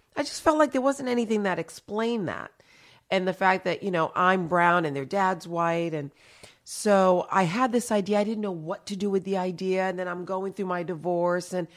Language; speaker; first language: English; early bilingual, other home language; Haitian Creole